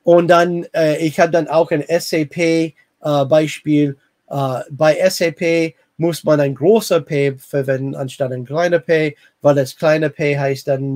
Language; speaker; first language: German; non-native, fluent; English